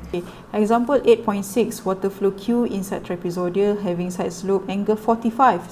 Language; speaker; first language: English; non-native, local second language; Malay